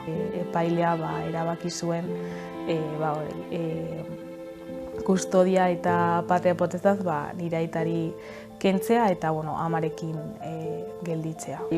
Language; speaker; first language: Basque; non-native, local second language; Spanish